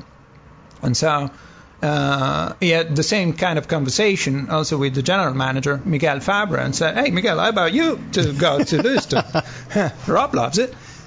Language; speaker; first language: English; non-native, fluent; Italian